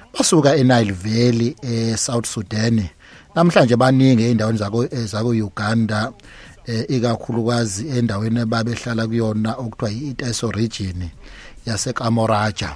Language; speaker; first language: Zulu; native; Zulu